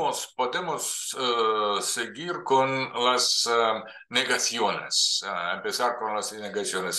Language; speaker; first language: Spanish; non-native, fluent; Russian